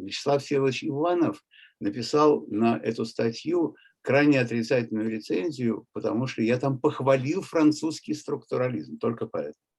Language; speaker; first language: Russian; native; Russian